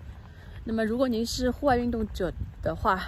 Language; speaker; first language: Chinese; native; Chinese